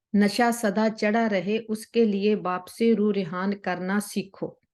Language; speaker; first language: Hindi; non-native, local second language; Punjabi